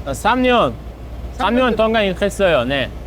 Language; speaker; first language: Korean; non-native, learner; Uzbek